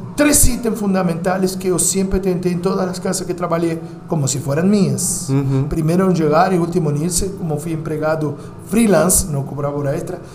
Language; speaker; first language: Portuguese; non-native, learner; Spanish